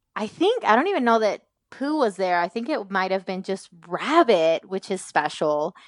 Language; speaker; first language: English; non-native, fluent; Spanish